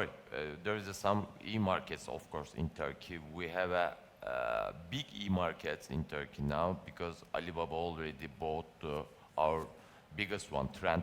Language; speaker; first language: English; non-native, learner; Turkish